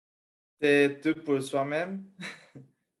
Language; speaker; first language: French; non-native, fluent; Spanish